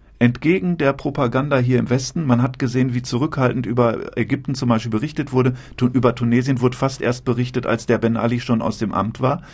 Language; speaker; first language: German; native; German